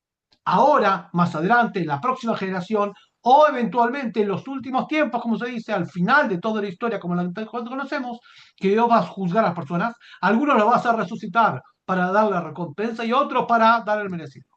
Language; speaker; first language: Spanish; native; Spanish